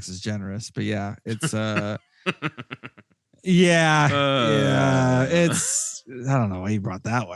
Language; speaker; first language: English; native; English